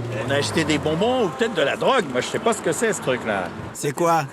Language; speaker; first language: French; native; French